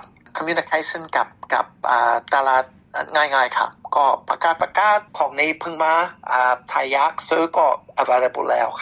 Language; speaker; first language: Thai; non-native, fluent; English